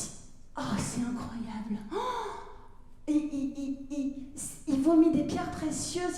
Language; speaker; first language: French; native; French